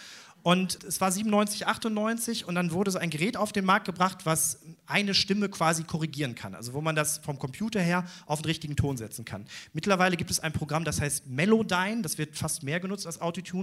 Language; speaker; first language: German; native; German